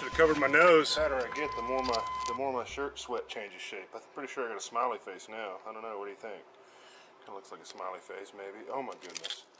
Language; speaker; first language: English; native; English